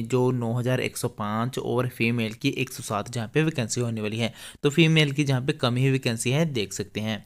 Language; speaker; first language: Hindi; native; Hindi